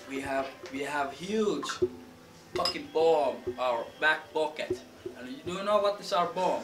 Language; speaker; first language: English; non-native, learner; Finnish